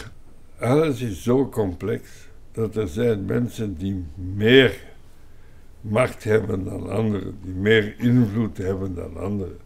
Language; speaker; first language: Dutch; non-native, local second language; French